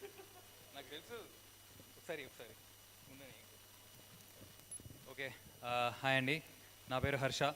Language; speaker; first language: Telugu; native; Telugu